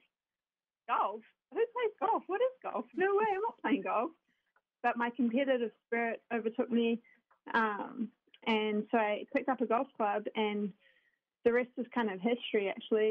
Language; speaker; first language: English; native; English